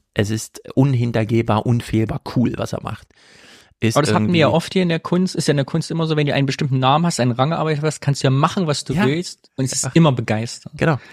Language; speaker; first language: German; native; German